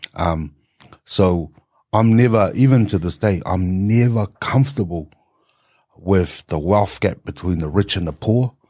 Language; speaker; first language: English; native; English